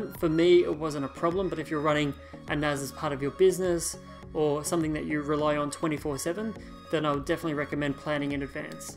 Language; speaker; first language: English; native; English